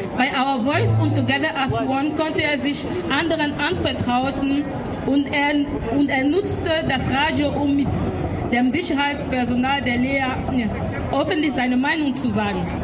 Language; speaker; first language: German; non-native, learner; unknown